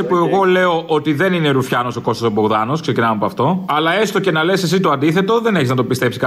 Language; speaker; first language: Greek; native; Greek